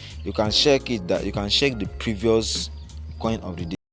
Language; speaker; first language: English; non-native, local second language; Yoruba